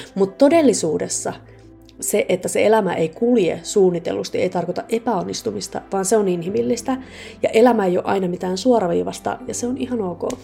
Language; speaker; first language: Finnish; native; Finnish